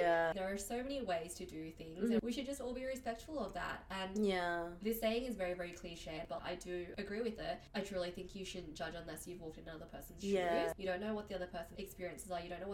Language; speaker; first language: English; non-native, local second language; Cantonese